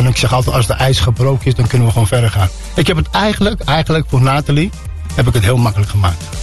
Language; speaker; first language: Dutch; early bilingual, other home language; Riffian